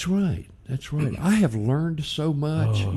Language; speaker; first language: English; native; English